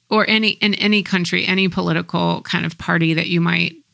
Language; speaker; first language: English; native; English